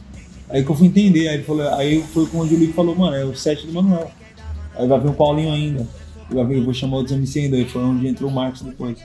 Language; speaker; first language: Portuguese; native; Portuguese